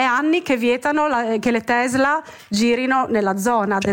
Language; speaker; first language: Italian; native; Italian